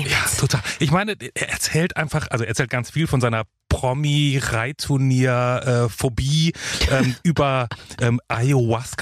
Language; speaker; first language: German; native; German